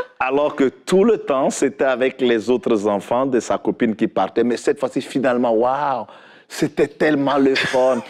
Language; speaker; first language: French; non-native, local second language; Fula